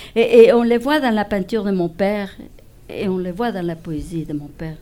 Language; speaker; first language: French; non-native, fluent; Spanish